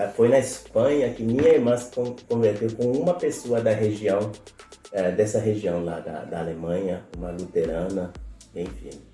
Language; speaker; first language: Portuguese; non-native, fluent; Spanish